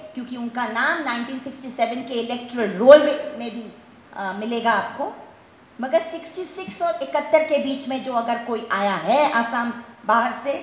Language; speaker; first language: Hindi; non-native, local second language; Gujarati